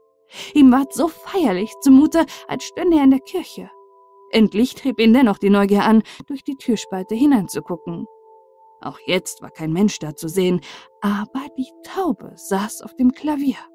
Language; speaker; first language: German; native; German